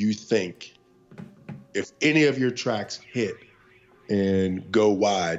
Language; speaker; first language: English; native; English